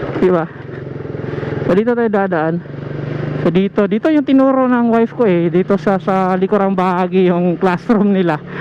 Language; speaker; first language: Filipino; non-native, local second language; Cebuano